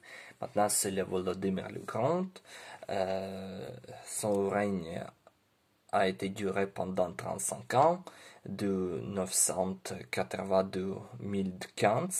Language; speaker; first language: French; non-native, learner; Ukrainian